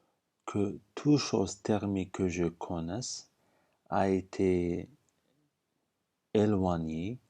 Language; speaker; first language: French; non-native, fluent; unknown